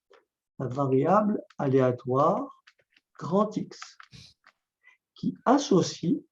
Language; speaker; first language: French; native; French